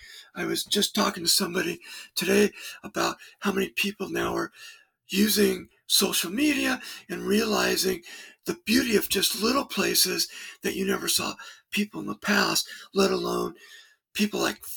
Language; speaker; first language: English; native; English